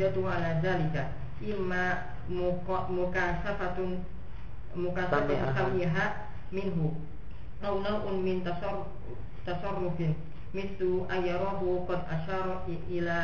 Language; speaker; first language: Arabic; non-native, learner; Indonesian